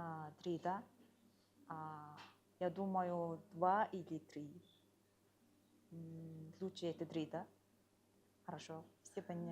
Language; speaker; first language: Russian; non-native, fluent; Mongolian